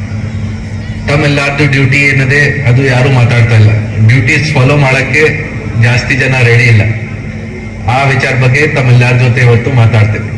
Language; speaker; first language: Kannada; non-native, local second language; Hindi